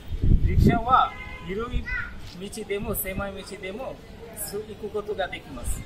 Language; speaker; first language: Japanese; non-native, learner; Bangla